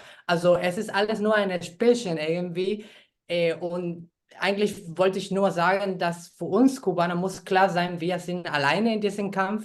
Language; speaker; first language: German; non-native, fluent; Spanish